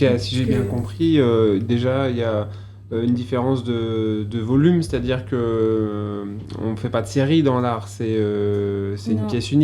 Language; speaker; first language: French; native; French